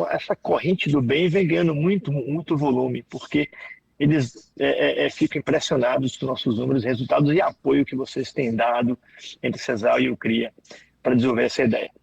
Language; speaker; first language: Portuguese; native; Portuguese